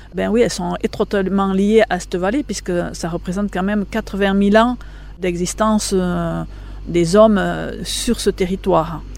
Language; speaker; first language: French; native; French